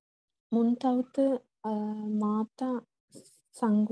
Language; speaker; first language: Finnish; non-native, learner; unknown